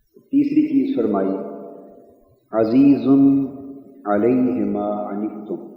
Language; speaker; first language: Urdu; native; Urdu